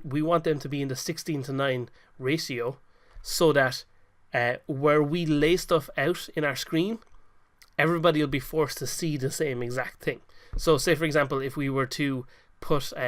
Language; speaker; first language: English; native; English